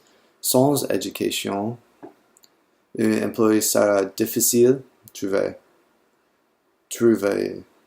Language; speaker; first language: French; non-native, learner; English